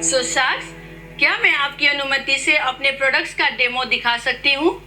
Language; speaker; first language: Hindi; non-native, local second language; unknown